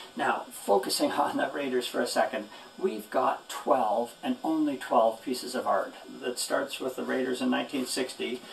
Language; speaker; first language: English; native; English